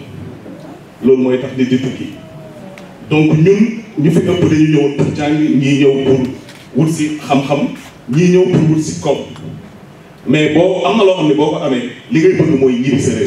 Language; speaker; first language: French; non-native, local second language; Wolof